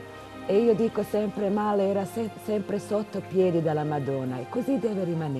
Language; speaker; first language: Italian; non-native, fluent; Croatian